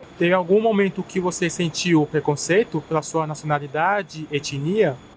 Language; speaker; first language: Portuguese; native; Portuguese